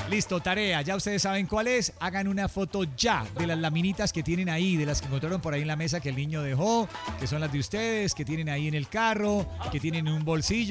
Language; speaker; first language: Spanish; native; Spanish